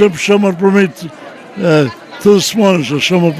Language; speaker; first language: Portuguese; early bilingual, heritage; Portuguese